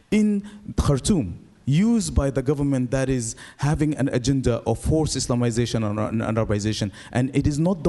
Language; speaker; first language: English; non-native, fluent; Arabic